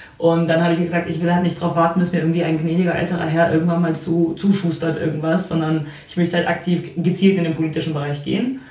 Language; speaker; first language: German; early bilingual, other home language; Polish